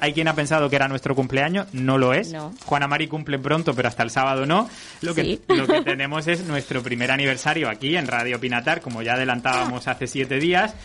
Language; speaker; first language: Spanish; native; Spanish